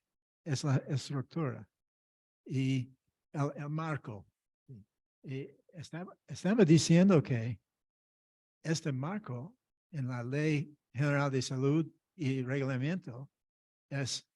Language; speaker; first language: Spanish; non-native, fluent; English